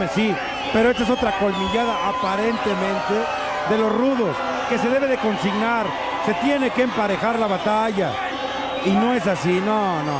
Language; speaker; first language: Spanish; native; Spanish